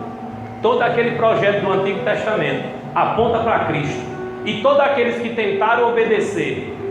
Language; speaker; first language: Portuguese; native; Portuguese